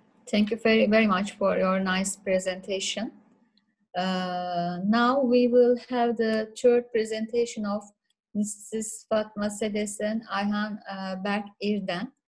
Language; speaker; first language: English; non-native, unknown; Turkish